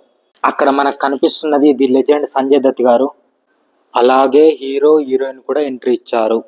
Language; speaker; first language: Telugu; native; Telugu